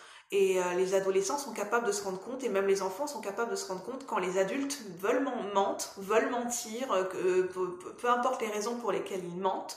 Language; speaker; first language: French; native; French